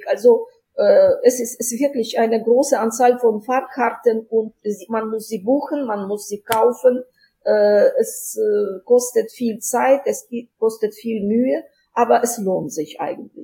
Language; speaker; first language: German; non-native, fluent; Ukrainian